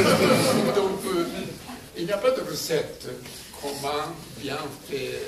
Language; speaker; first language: French; non-native, learner; Japanese